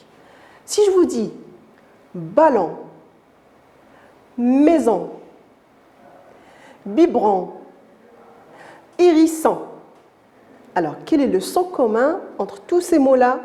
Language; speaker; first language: French; non-native, local second language; Arabic